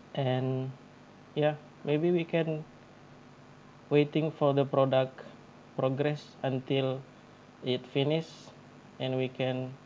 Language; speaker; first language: English; non-native, learner; Indonesian